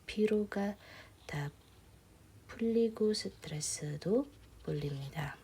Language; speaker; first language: Korean; non-native, fluent; Indonesian